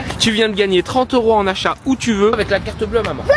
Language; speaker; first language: French; native; French